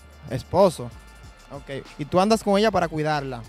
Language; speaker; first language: Spanish; native; Spanish